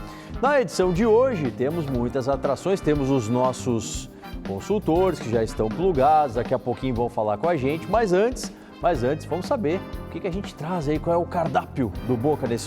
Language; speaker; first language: Portuguese; native; Portuguese